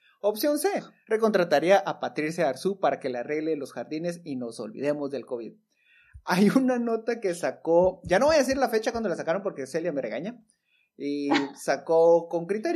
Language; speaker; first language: Spanish; native; Spanish